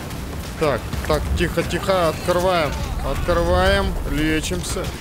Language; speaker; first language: Russian; native; Russian